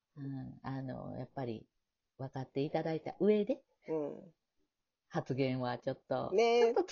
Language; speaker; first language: Japanese; native; Japanese